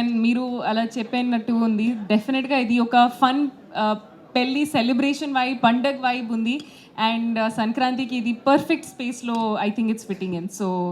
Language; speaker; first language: Telugu; non-native, local second language; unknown